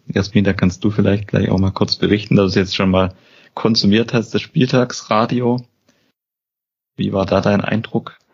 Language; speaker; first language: German; native; German